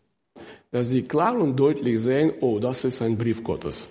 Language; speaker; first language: German; non-native, fluent; Russian